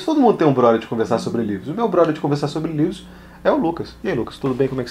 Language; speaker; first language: Portuguese; native; Portuguese